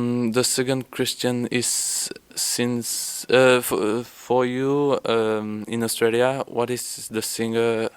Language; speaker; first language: English; non-native, learner; French